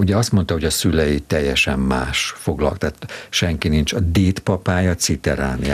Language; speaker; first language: Hungarian; native; Hungarian